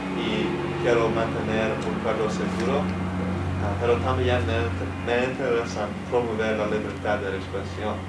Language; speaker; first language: Spanish; non-native, learner; English